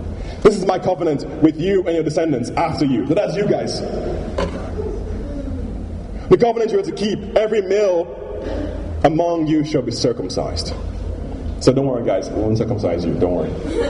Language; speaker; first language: English; non-native, local second language; Yoruba